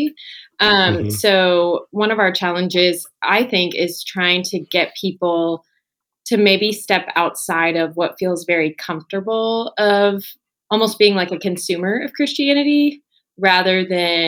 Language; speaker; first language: English; native; English